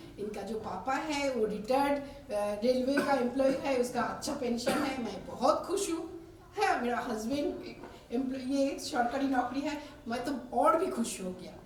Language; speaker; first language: Hindi; non-native, local second language; Bangla